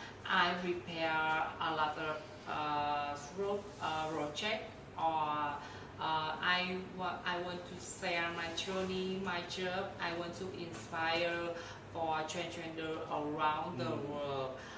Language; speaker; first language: English; non-native, learner; Vietnamese